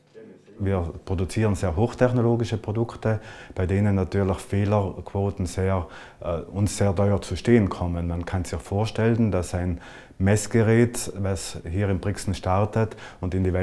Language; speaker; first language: German; native; German